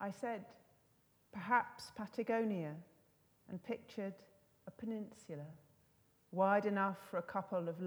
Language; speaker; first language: English; native; English